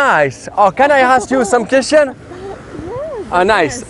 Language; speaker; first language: English; non-native, learner; French